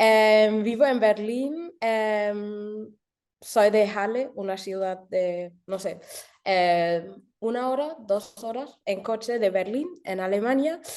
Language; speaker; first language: Spanish; early bilingual, heritage; German